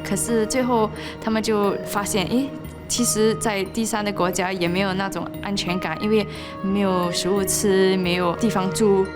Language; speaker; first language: Chinese; non-native, local second language; English